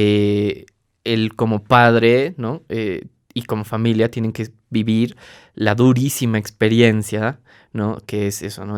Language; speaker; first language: Spanish; native; Spanish